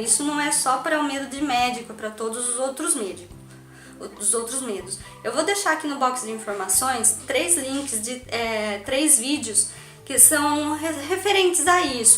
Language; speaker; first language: Portuguese; native; Portuguese